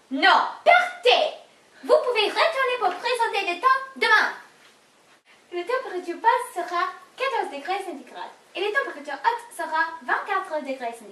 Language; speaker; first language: French; non-native, learner; English